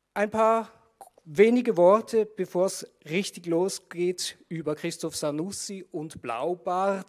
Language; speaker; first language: German; native; German